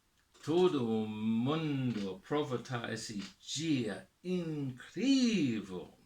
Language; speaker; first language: Portuguese; non-native, learner; English